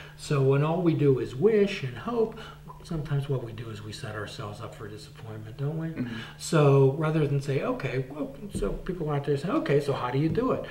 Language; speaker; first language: English; native; English